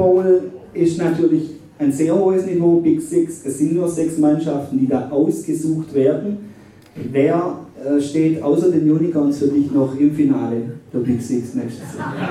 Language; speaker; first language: German; native; German